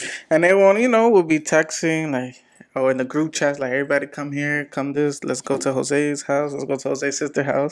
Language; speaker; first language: English; early bilingual, other home language; Spanish